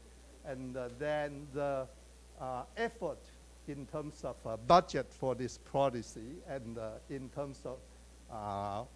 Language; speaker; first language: English; non-native, fluent; Chinese